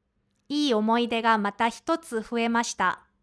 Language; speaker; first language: Japanese; non-native, fluent; Korean